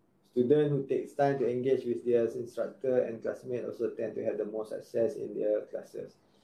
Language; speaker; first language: English; non-native, local second language; Malay